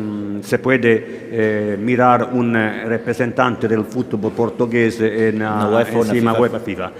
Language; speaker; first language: Spanish; non-native, learner; Italian